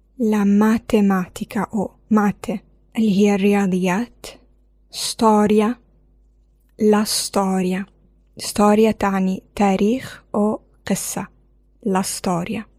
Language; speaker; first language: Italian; non-native, fluent; Arabic